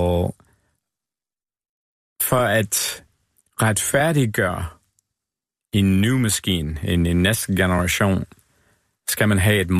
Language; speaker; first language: Danish; non-native, fluent; English